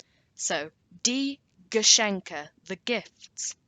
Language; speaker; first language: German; non-native, learner; English